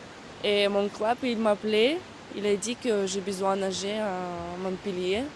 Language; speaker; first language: French; non-native, fluent; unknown